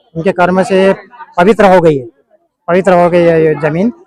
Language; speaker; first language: Hindi; non-native, local second language; Marathi